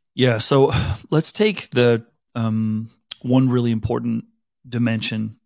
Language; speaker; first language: English; native; English